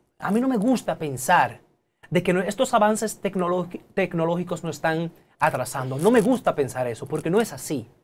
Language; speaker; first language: Spanish; native; Spanish